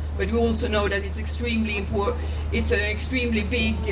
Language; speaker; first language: English; non-native, fluent; Swedish